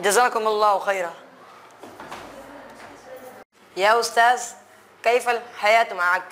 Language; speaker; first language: Arabic; non-native, learner; Urdu